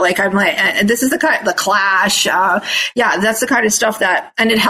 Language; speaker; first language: English; non-native, fluent; Italian